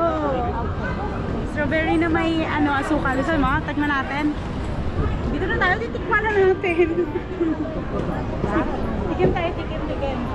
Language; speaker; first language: Filipino; non-native, fluent; Indonesian